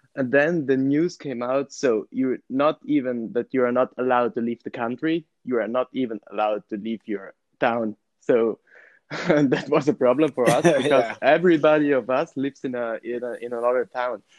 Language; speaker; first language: English; non-native, fluent; Italian